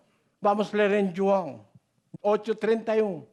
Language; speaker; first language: Portuguese; non-native, learner; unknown